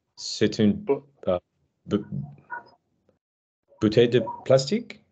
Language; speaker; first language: French; non-native, learner; English